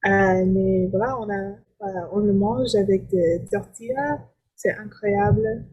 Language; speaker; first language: French; non-native, learner; English